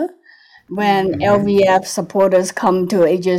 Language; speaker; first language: English; non-native, local second language; Cantonese